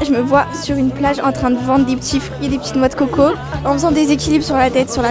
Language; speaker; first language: French; native; French